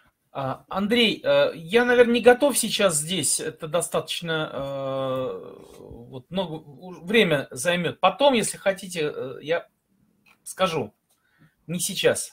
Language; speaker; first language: Russian; native; Russian